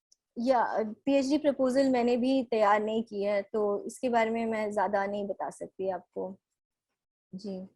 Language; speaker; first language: Hindi; native; Hindi